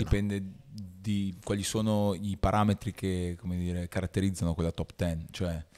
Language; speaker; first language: Italian; native; Italian